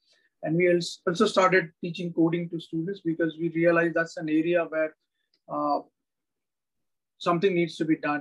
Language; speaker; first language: English; non-native, local second language; Marathi